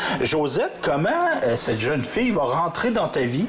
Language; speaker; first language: French; native; French